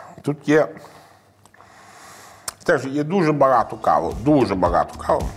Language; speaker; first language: Ukrainian; non-native, learner; Italian